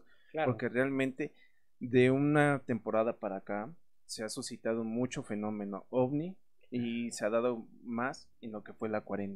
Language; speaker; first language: Spanish; native; Spanish